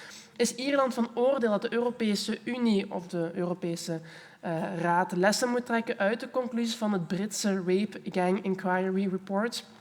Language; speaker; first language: Dutch; native; Dutch